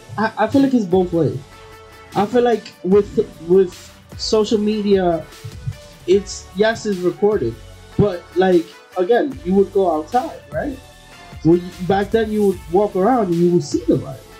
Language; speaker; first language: English; early bilingual, other home language; Spanish